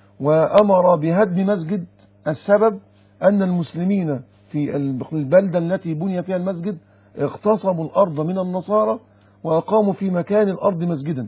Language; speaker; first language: Arabic; native; Arabic